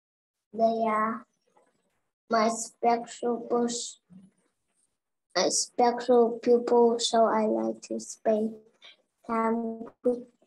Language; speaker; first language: English; non-native, learner; Vietnamese